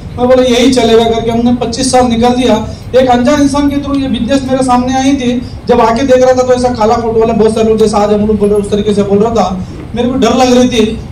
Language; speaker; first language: Hindi; non-native, local second language; Kannada